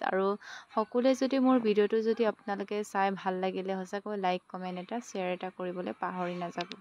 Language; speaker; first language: Assamese; non-native, local second language; Mising